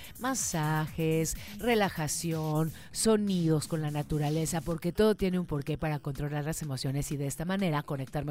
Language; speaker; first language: Spanish; native; Spanish